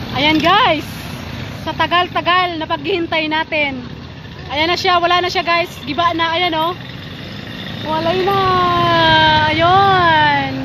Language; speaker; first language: Filipino; non-native, local second language; Bikol